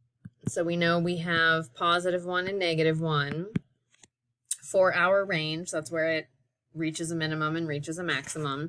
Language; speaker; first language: English; native; English